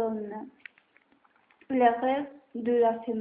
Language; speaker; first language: French; non-native, learner; Spanish